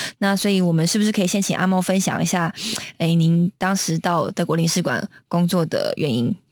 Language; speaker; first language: Chinese; native; Chinese